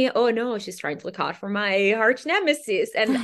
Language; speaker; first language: English; non-native, fluent; Italian